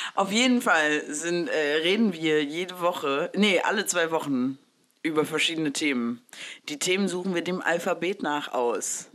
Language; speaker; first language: German; early bilingual, other home language; Spanish